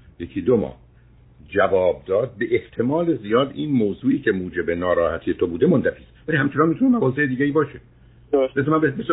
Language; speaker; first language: Persian; native; Persian